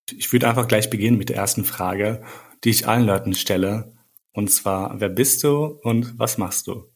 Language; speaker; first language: German; early bilingual, other home language; Albanian